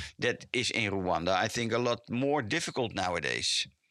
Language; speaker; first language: English; non-native, fluent; Dutch